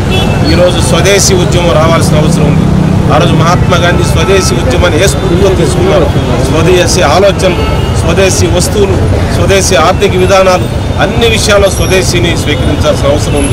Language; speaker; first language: Telugu; native; Telugu